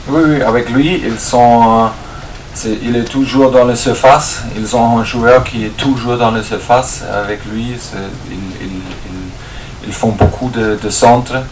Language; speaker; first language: French; non-native, fluent; German